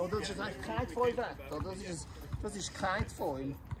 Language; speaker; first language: German; native; German